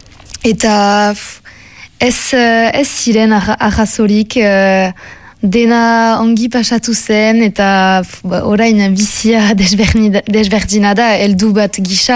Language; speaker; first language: Basque; non-native, local second language; French